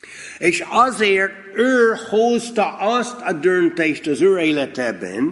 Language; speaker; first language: Hungarian; non-native, fluent; English